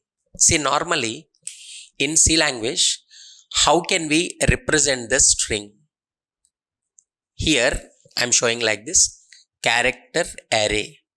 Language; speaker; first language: English; non-native, local second language; Telugu